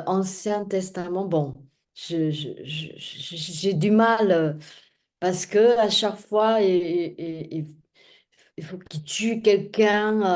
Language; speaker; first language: French; non-native, fluent; Chinese